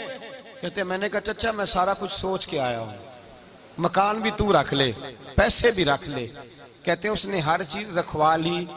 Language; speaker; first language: Hindi; non-native, local second language; Punjabi